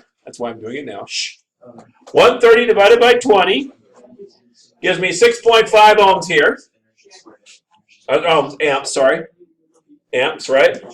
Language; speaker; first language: English; native; English